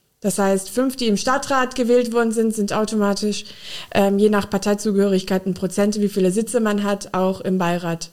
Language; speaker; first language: German; early bilingual, other home language; Urdu